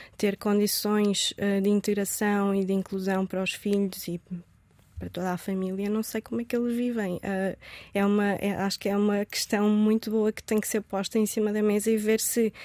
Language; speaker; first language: Portuguese; early bilingual, other home language; Romanian